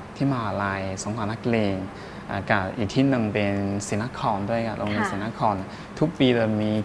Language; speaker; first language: Thai; non-native, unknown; Chinese